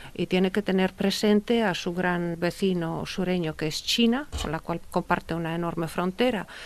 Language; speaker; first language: Spanish; early bilingual, heritage; Russian